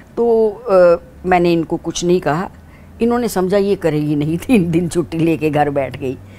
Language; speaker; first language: Hindi; non-native, local second language; Dogri